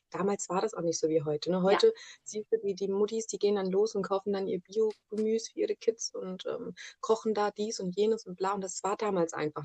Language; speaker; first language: German; early bilingual, other home language; Italian